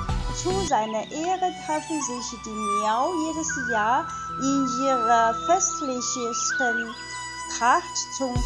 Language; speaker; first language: German; non-native, fluent; Chinese